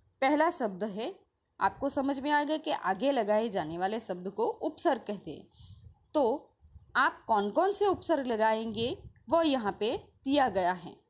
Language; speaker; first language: Hindi; non-native, local second language; Gujarati